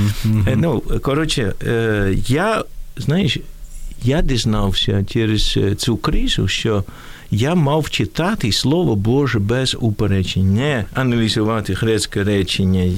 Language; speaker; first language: Ukrainian; non-native, fluent; Dutch